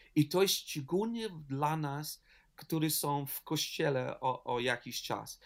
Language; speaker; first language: Polish; non-native, learner; English